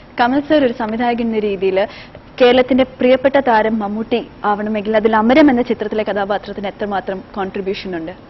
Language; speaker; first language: Malayalam; native; Malayalam